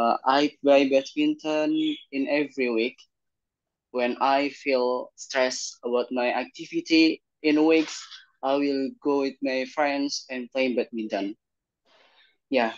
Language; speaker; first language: English; non-native, learner; Indonesian